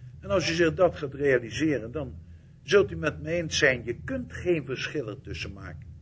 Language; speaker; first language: Dutch; native; Dutch